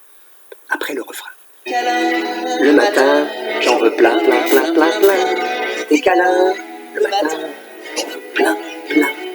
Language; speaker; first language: French; native; French